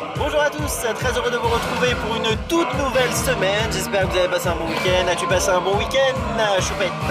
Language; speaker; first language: French; native; French